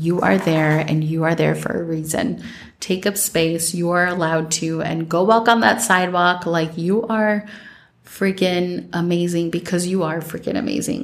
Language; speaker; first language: English; early bilingual, other home language; Spanish